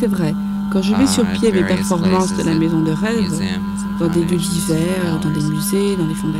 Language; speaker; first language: French; non-native, local second language; Wolof